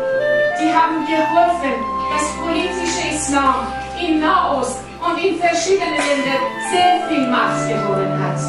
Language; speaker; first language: German; non-native, fluent; Persian